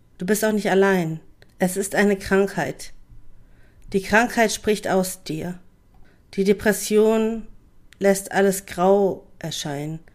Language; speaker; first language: German; native; German